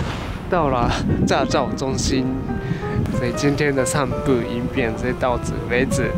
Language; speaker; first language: Chinese; non-native, fluent; Japanese